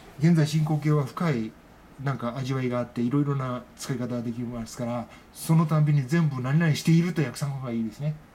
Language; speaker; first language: Japanese; native; Japanese